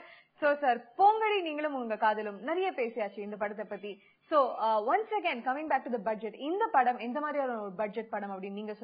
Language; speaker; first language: Tamil; native; Tamil